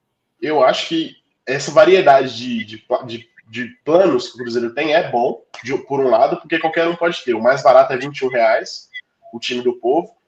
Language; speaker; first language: Portuguese; native; Portuguese